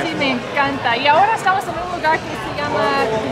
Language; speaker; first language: Spanish; non-native, fluent; English